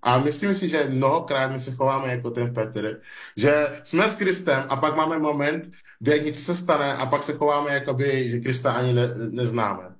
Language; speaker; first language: Czech; non-native, fluent; English